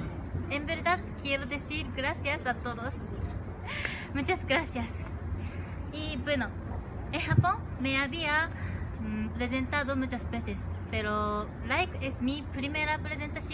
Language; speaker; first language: Spanish; non-native, learner; Japanese